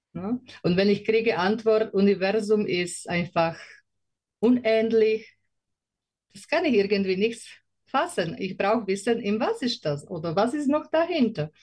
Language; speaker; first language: German; non-native, learner; Slovak